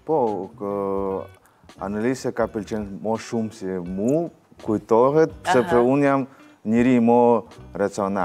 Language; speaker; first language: Albanian; non-native, learner; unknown